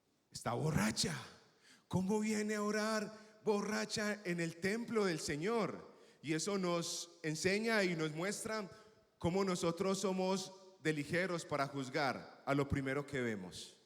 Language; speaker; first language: Spanish; native; Spanish